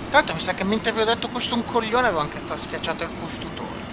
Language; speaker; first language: Italian; native; Italian